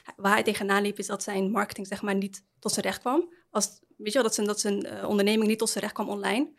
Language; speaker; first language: Dutch; early bilingual, other home language; Arabic